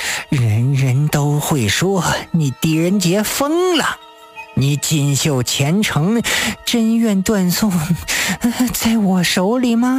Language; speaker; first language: Chinese; native; Chinese